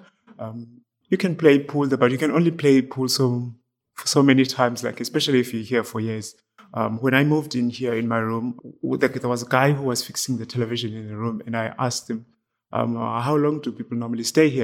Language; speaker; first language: English; non-native, local second language; Xhosa